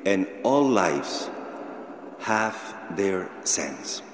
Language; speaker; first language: English; non-native, learner; Catalan